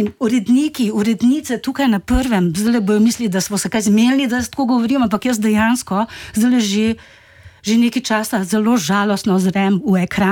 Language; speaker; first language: Slovenian; native; Slovenian